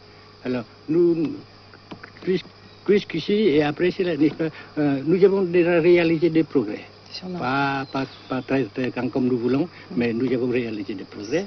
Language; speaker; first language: French; non-native, local second language; Vietnamese